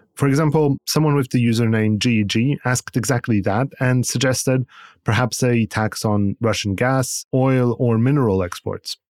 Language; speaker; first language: English; non-native, fluent; Polish